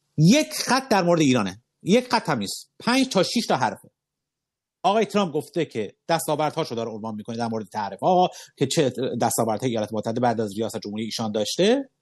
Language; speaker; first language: Persian; native; Persian